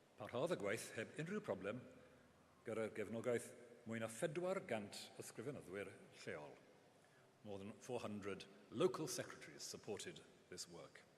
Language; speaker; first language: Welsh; non-native, local second language; English